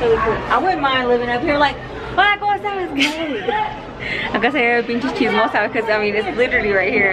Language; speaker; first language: English; early bilingual, other home language; Spanish